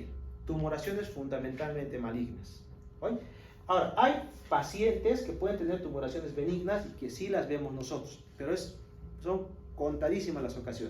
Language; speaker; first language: Spanish; native; Spanish